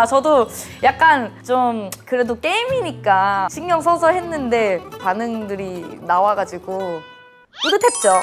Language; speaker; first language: Korean; non-native, fluent; Thai